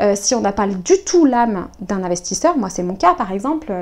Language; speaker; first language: French; native; French